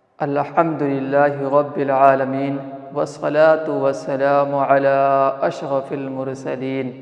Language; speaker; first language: Urdu; non-native, local second language; Malayalam